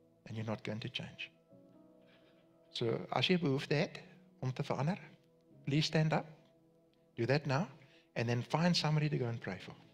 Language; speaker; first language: English; non-native, local second language; Afrikaans